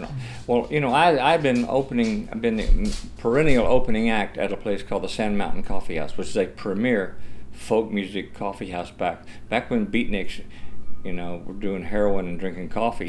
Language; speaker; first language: English; native; English